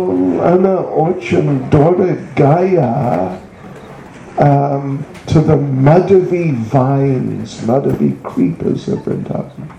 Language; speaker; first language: Russian; non-native, learner; English